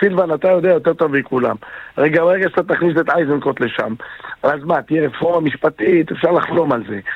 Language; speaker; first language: Hebrew; native; Hebrew